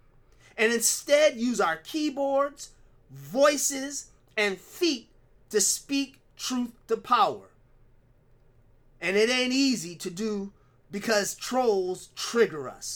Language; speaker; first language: English; native; English